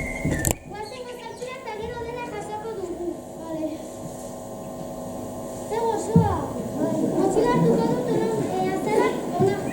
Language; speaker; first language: Basque; non-native, local second language; Spanish